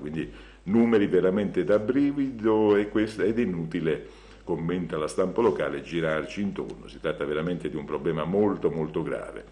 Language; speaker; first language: Italian; native; Italian